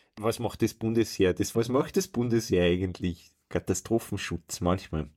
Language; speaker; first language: German; native; German